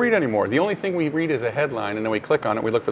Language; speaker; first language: English; native; English